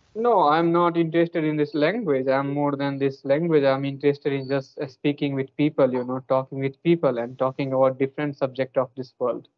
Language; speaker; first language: English; non-native, local second language; Hindi